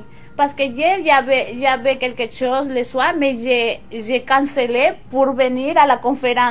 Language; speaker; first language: French; non-native, local second language; Spanish